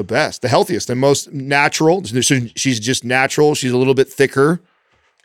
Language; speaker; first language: English; native; English